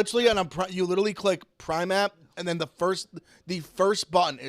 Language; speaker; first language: English; native; English